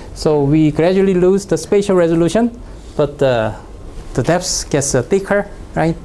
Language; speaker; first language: English; non-native, fluent; Korean